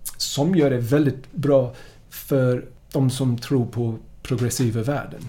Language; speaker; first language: Swedish; non-native, fluent; English